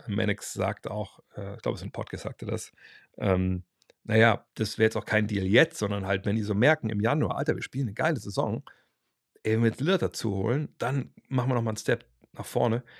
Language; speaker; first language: German; native; German